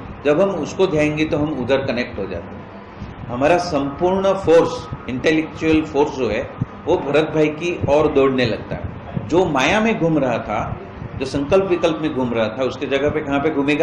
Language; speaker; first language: Hindi; non-native, local second language; Gujarati